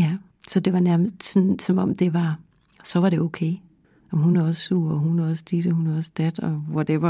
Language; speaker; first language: Danish; native; Danish